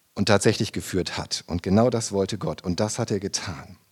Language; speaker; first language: German; native; German